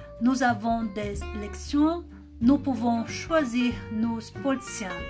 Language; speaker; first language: French; non-native, learner; Portuguese